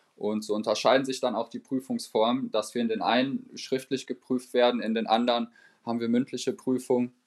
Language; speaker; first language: German; native; German